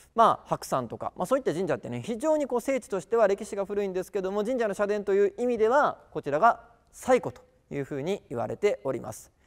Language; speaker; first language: Japanese; native; Japanese